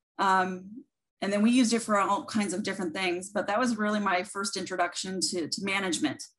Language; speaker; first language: English; native; English